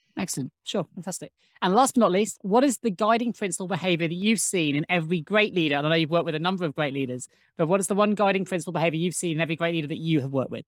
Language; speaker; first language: English; native; English